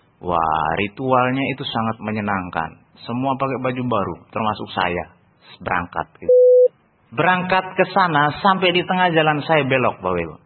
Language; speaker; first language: Indonesian; non-native, local second language; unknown